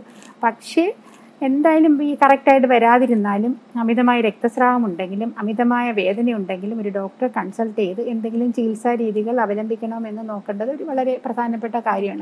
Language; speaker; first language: Malayalam; native; Malayalam